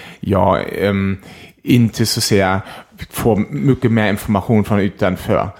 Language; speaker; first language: Swedish; non-native, fluent; German